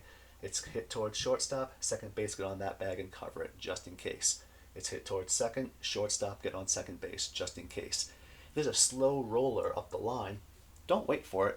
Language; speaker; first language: English; native; English